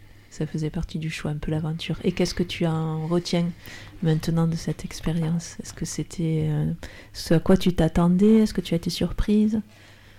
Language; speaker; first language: French; native; French